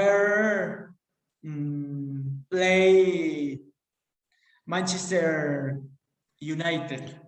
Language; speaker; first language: English; non-native, learner; Spanish